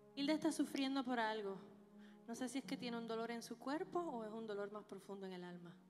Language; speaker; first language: Spanish; early bilingual, other home language; English